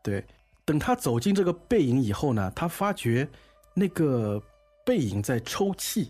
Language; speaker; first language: Chinese; native; Chinese